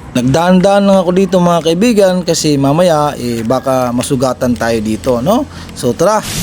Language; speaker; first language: Filipino; non-native, local second language; Cebuano